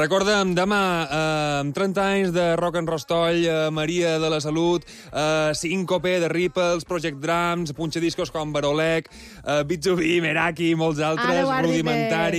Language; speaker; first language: Catalan; native; Catalan